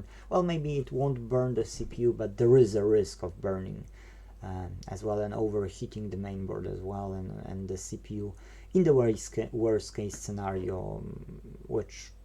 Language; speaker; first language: English; non-native, fluent; Polish